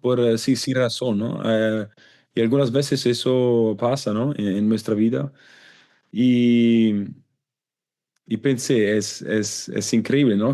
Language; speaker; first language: Spanish; non-native, learner; Italian